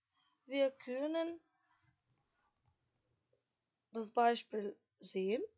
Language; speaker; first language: German; non-native, fluent; Macedonian